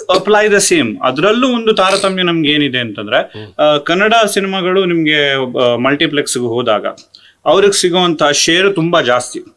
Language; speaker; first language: Kannada; non-native, local second language; Tulu